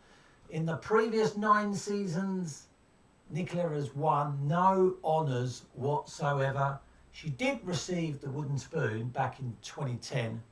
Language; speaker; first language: English; native; English